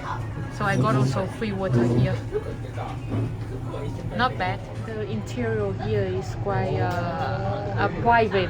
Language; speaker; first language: English; non-native, fluent; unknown